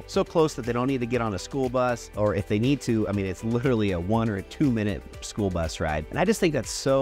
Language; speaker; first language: English; native; English